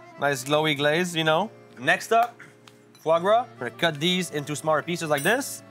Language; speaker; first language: English; non-native, fluent; French